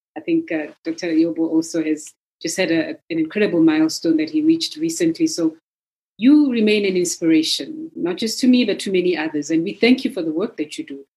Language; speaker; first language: English; non-native, local second language; Zulu